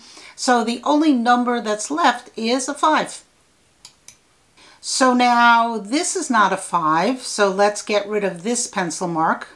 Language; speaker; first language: English; native; English